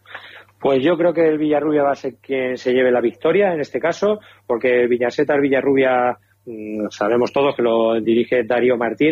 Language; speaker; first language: Spanish; native; Spanish